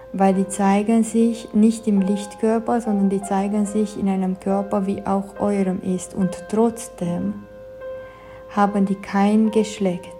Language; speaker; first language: German; non-native, fluent; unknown